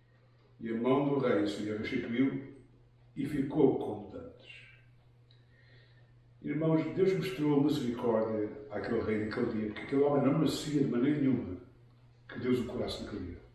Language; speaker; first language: Portuguese; native; Portuguese